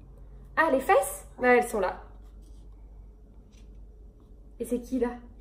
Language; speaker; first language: French; native; French